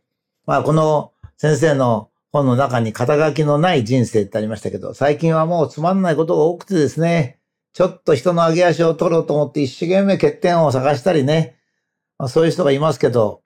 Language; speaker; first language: Japanese; native; Japanese